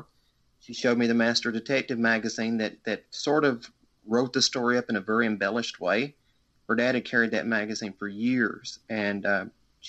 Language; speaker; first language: English; native; English